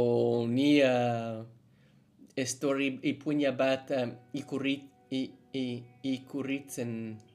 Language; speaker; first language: Basque; non-native, learner; English